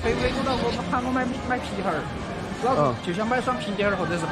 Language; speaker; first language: Chinese; native; Chinese